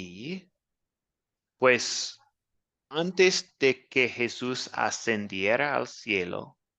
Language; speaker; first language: Spanish; non-native, fluent; English